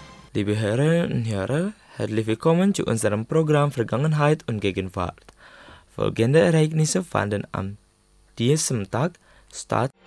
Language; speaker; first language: German; non-native, learner; Indonesian